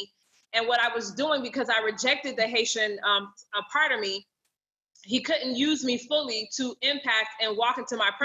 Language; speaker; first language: English; native; English